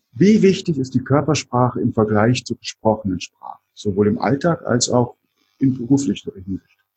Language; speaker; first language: German; native; German